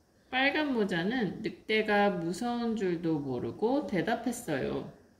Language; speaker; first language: Korean; native; Korean